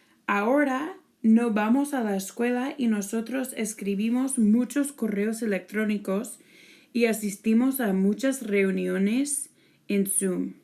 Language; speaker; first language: Spanish; non-native, fluent; English